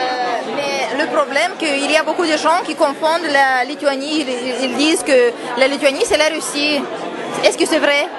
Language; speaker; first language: French; non-native, fluent; Lithuanian